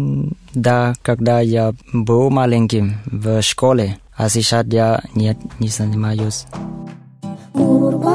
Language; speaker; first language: Russian; non-native, learner; Thai